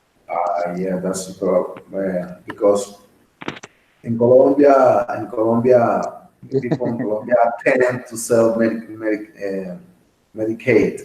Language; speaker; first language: English; non-native, learner; Spanish